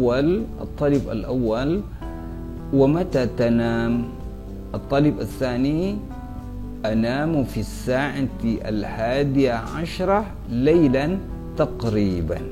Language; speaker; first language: Arabic; non-native, fluent; Indonesian